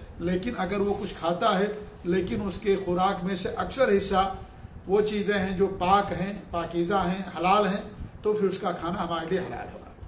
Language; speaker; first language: Urdu; native; Urdu